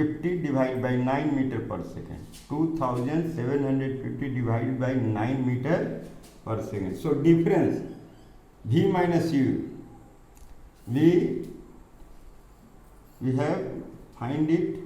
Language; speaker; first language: English; non-native, local second language; Hindi